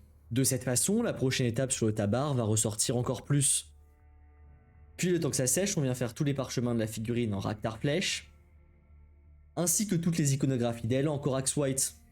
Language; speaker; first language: French; native; French